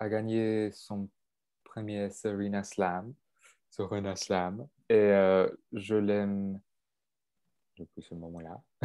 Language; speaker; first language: French; non-native, local second language; English